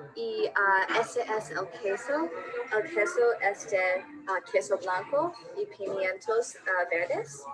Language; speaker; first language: Spanish; non-native, learner; English